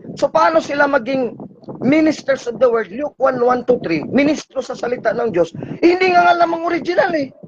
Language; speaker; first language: Filipino; non-native, local second language; Cebuano